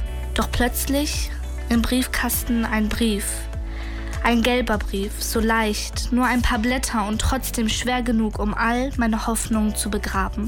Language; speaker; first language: German; early bilingual, other home language; Kurdish